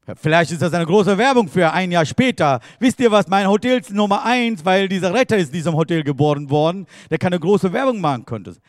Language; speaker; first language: German; non-native, fluent; Tamil